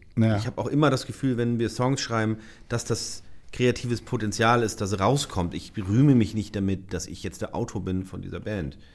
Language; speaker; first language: German; native; German